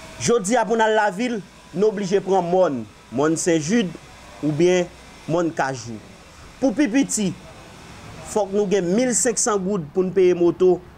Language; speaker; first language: Haitian Creole; native; Haitian Creole